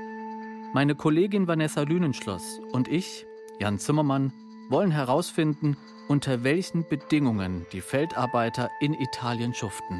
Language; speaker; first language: German; native; German